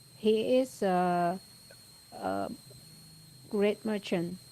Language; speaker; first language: English; non-native, learner; Urdu